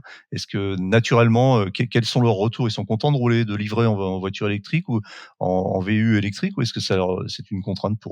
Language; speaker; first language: French; native; French